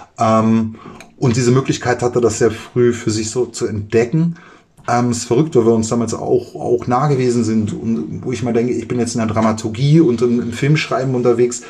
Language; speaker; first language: German; native; German